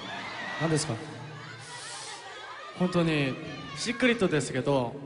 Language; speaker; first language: Japanese; non-native, fluent; Korean